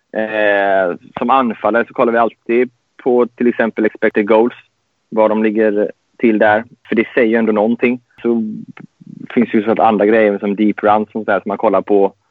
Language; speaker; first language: Swedish; native; Swedish